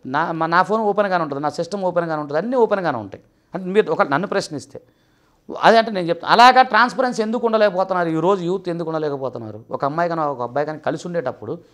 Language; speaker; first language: Telugu; native; Telugu